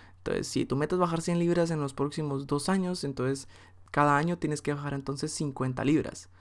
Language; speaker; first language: Spanish; early bilingual, heritage; Spanish